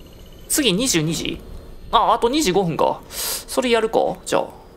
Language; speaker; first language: Japanese; native; Japanese